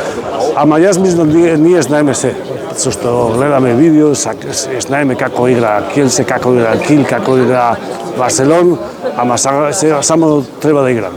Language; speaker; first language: Macedonian; non-native, learner; Spanish